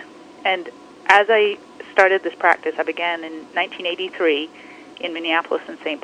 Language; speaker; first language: English; native; English